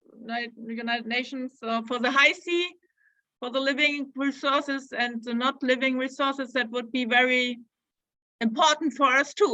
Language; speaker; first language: English; non-native, fluent; German